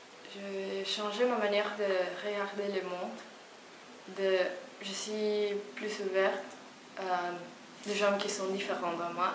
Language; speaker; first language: French; non-native, fluent; Spanish